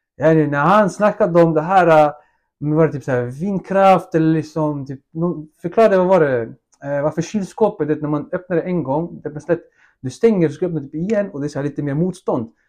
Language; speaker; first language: Swedish; native; Swedish